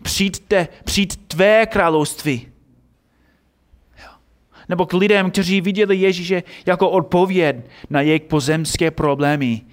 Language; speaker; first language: Czech; non-native, fluent; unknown